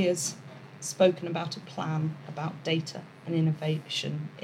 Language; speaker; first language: English; native; English